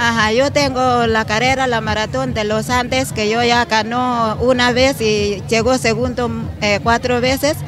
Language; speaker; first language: Spanish; non-native, learner; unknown